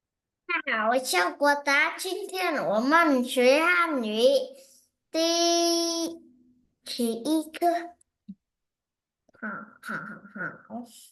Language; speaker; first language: Chinese; non-native, learner; Vietnamese